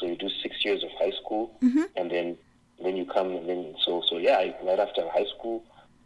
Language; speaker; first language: English; non-native, local second language; Shona